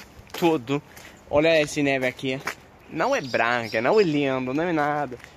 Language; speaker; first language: Portuguese; non-native, fluent; Swedish